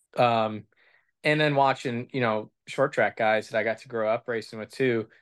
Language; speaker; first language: English; native; English